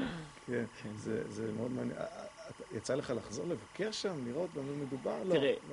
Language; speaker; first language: Hebrew; native; Hebrew